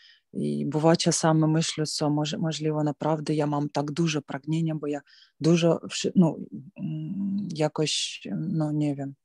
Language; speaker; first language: Polish; non-native, learner; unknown